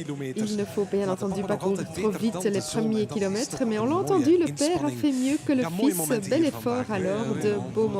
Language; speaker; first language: French; native; French